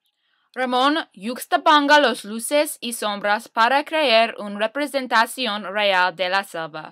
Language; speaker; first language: Spanish; non-native, learner; English